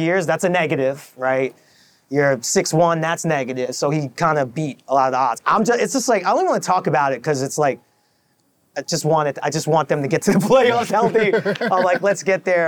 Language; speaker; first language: English; native; English